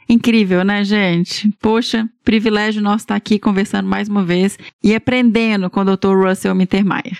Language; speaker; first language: Portuguese; native; Portuguese